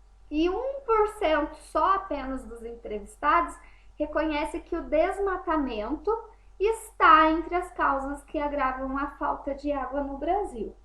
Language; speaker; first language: Portuguese; native; Portuguese